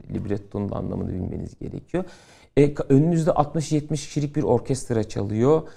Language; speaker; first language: Turkish; native; Turkish